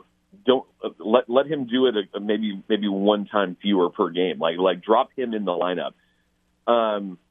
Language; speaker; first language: English; native; English